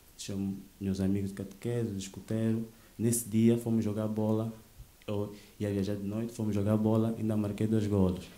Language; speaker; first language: Portuguese; native; Portuguese